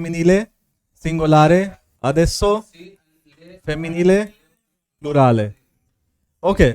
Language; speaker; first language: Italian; non-native, fluent; Hindi